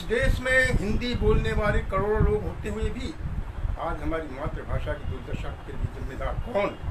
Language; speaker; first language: Hindi; native; Hindi